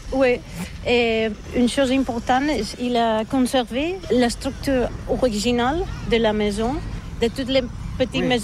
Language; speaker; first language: French; non-native, learner; Catalan